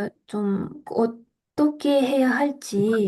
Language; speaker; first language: Korean; non-native, fluent; Russian